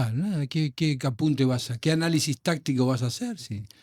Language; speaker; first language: Spanish; native; Spanish